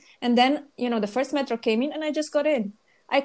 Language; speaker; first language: English; non-native, fluent; Romanian